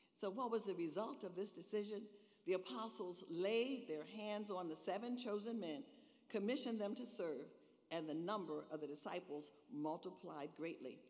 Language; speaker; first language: English; native; English